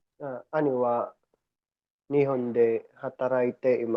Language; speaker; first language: Japanese; non-native, learner; Filipino